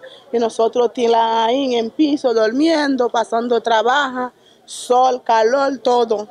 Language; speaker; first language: Spanish; non-native, learner; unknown